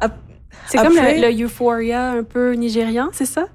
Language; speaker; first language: French; native; French